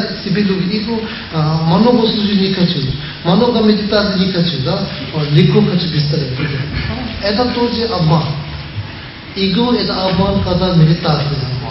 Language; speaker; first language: Russian; non-native, learner; Tibetan